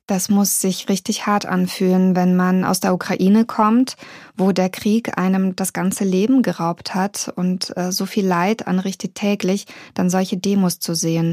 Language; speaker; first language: German; native; German